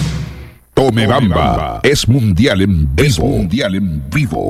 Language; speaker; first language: Spanish; native; Spanish